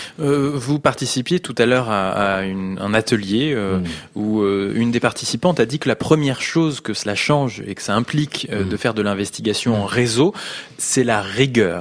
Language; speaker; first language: French; native; French